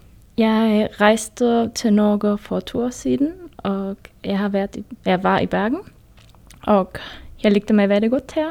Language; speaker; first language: Norwegian; non-native, learner; German